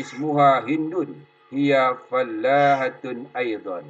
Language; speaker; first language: Arabic; non-native, fluent; Indonesian